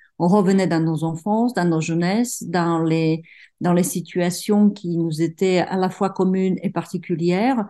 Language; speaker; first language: French; non-native, fluent; Czech